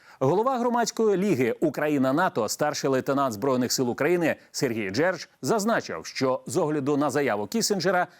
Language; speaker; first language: Ukrainian; native; Ukrainian